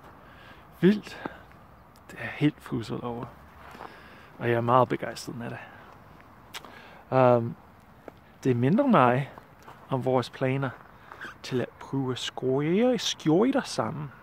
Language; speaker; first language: Danish; non-native, learner; English